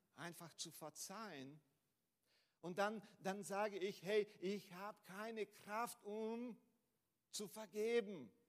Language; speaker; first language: German; non-native, fluent; Portuguese